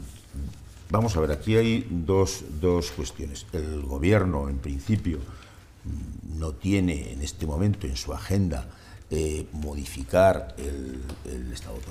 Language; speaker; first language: Spanish; native; Spanish